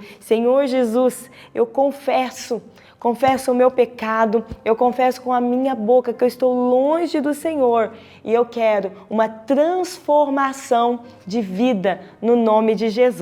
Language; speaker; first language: Portuguese; native; Portuguese